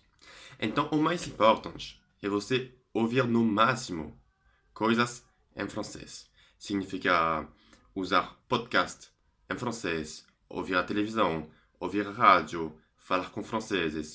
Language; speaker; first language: Portuguese; non-native, fluent; French